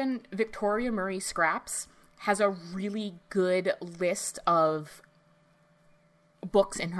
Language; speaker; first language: English; native; English